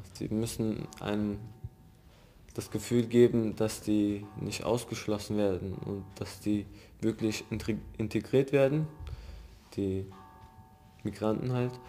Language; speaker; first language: German; early bilingual, other home language; Arabic